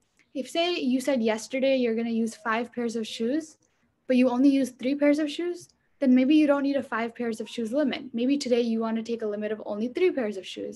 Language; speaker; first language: English; early bilingual, other home language; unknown